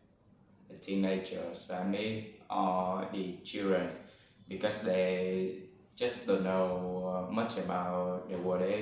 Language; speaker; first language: English; non-native, learner; Vietnamese